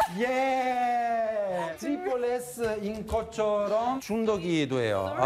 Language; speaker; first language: Korean; non-native, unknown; Italian